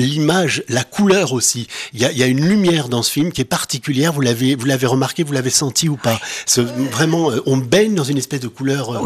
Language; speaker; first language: French; native; French